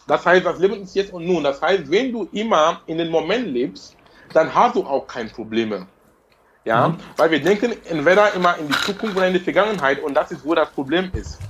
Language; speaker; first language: German; non-native, fluent; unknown